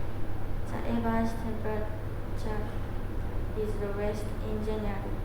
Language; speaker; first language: English; non-native, learner; Japanese